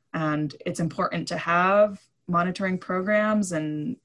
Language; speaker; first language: English; native; English